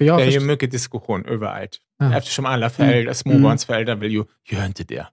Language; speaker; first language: Swedish; non-native, fluent; German